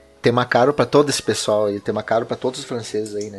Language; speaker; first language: Portuguese; native; Portuguese